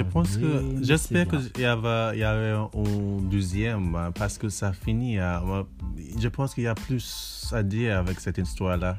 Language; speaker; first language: French; non-native, learner; English